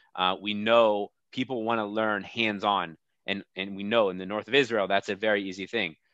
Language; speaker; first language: English; native; English